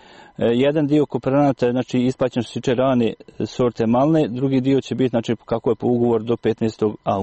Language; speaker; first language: Croatian; native; Croatian